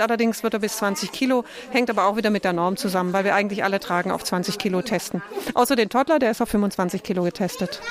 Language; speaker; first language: German; native; German